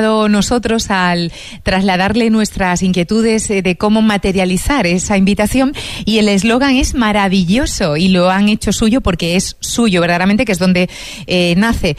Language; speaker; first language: Spanish; native; Spanish